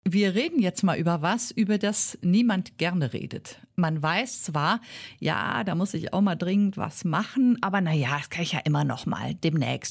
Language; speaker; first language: German; native; German